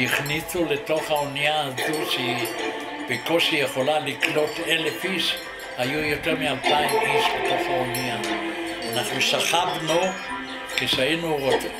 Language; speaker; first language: Hebrew; non-native, fluent; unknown